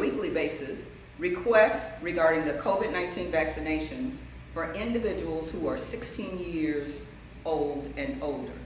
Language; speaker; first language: English; native; English